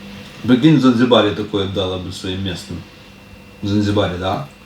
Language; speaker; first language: Russian; native; Russian